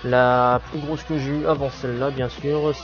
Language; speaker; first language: French; native; French